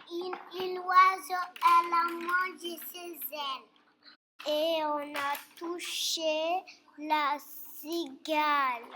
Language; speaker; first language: French; non-native, learner; Portuguese